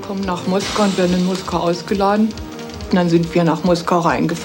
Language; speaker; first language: German; native; German